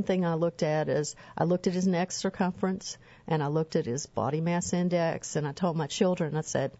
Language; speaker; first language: English; native; English